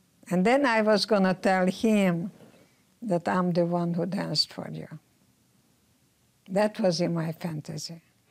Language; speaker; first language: English; non-native, fluent; Hungarian